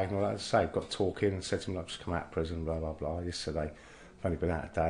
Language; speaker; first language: English; native; English